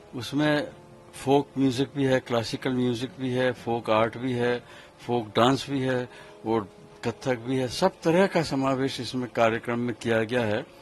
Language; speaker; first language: Hindi; native; Hindi